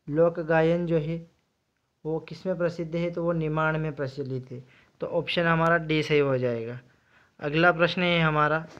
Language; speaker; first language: Hindi; native; Hindi